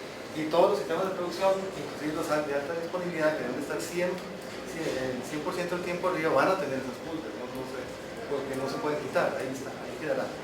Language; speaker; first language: Spanish; native; Spanish